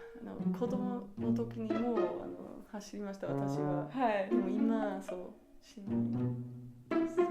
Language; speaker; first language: Japanese; non-native, learner; German